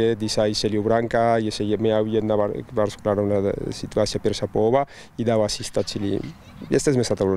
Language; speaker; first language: Polish; non-native, learner; Spanish